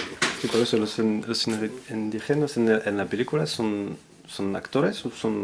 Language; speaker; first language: Spanish; non-native, fluent; French